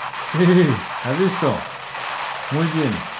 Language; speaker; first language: Spanish; non-native, learner; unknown